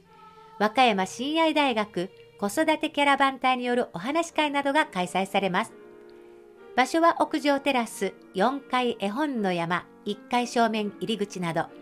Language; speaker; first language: Japanese; native; Japanese